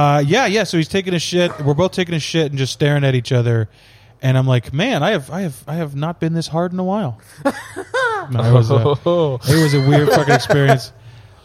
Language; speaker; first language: English; native; English